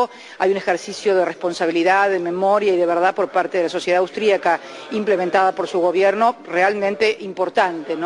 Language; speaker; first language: Spanish; native; Spanish